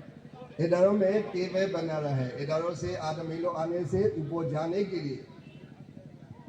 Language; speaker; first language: Hindi; non-native, fluent; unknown